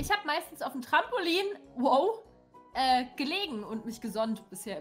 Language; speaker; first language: German; native; German